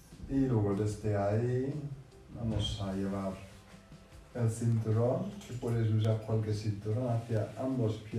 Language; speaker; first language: Spanish; non-native, fluent; English